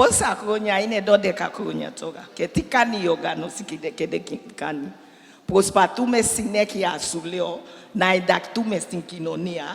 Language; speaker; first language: Greek; non-native, learner; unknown